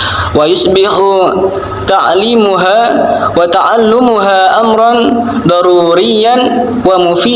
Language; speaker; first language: Arabic; non-native, learner; Indonesian